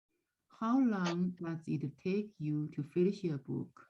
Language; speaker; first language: English; non-native, learner; Chinese